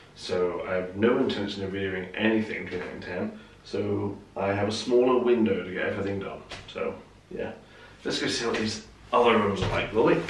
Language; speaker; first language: English; native; English